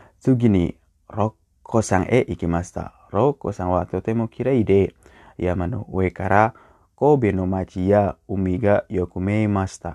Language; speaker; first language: Japanese; non-native, learner; Indonesian